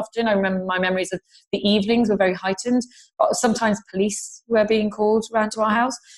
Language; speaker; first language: English; non-native, local second language; Gujarati